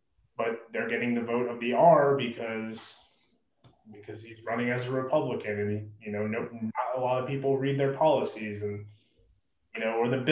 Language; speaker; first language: English; native; English